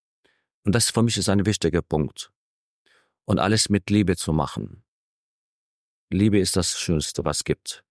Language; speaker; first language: German; non-native, fluent; Arabic